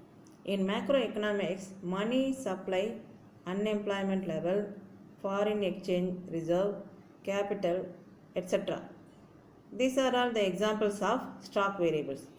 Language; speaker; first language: English; non-native, local second language; Tamil